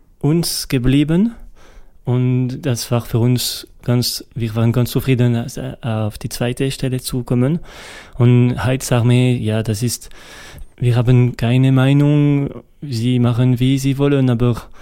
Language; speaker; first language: German; non-native, local second language; French